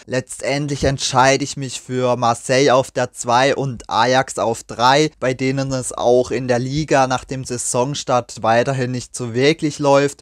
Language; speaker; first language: German; native; German